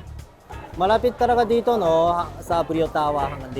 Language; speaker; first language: Filipino; non-native, learner; Japanese